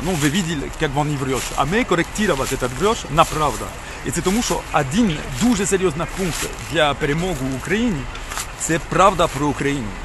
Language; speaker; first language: Ukrainian; non-native, learner; French